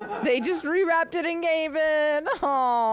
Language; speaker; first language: English; native; English